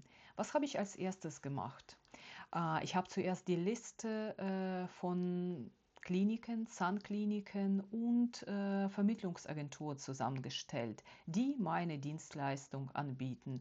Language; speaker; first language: German; non-native, fluent; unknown